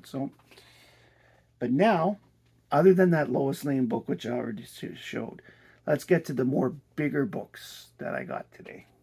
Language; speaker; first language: English; native; English